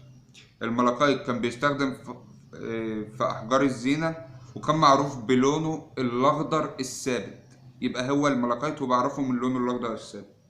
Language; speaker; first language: Arabic; native; Arabic